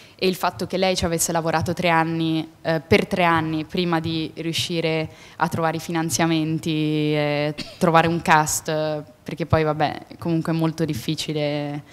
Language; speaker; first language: Italian; native; Italian